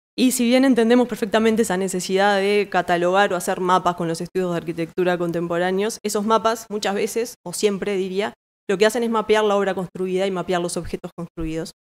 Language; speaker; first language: Spanish; native; Spanish